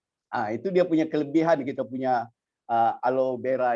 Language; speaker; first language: Malay; native; Malay